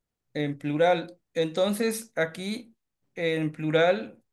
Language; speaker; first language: Spanish; native; Spanish